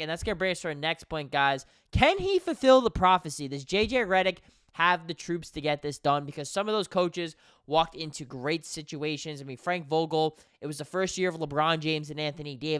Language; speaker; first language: English; native; English